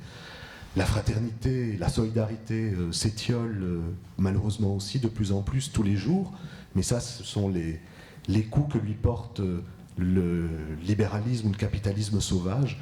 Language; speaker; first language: French; native; French